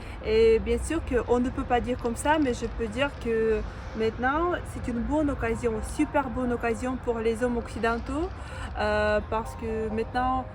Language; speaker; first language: French; non-native, fluent; Russian